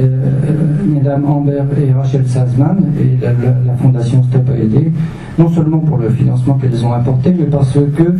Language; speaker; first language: French; native; French